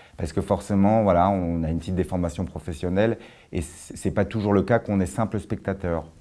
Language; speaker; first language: French; native; French